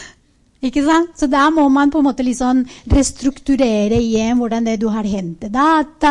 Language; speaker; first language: Norwegian; non-native, fluent; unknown